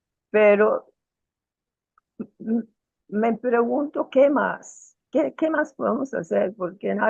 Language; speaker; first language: Spanish; non-native, fluent; English